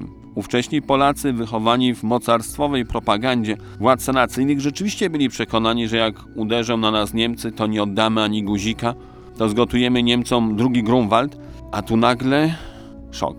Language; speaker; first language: Polish; native; Polish